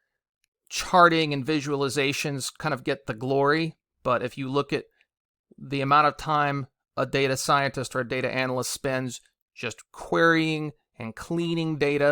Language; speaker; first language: English; native; English